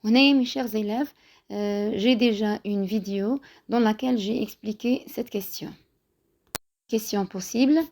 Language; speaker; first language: French; non-native, local second language; Arabic